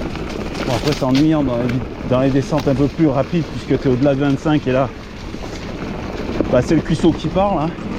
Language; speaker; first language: French; native; French